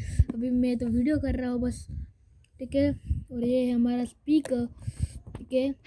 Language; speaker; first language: Hindi; native; Hindi